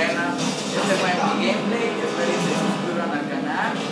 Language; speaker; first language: Spanish; native; Spanish